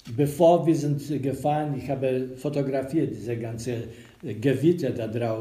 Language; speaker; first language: German; non-native, learner; Polish